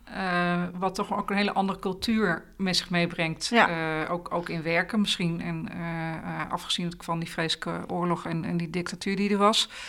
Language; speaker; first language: Dutch; native; Dutch